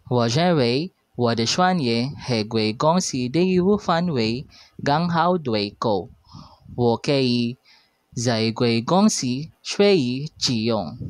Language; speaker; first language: Chinese; non-native, learner; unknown